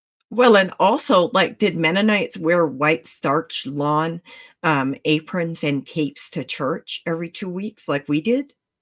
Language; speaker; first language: English; early bilingual, other home language; Pennsylvania German